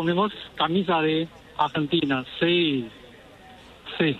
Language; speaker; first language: Spanish; non-native, learner; Chinese